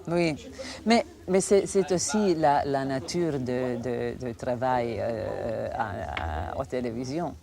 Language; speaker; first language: French; non-native, fluent; Croatian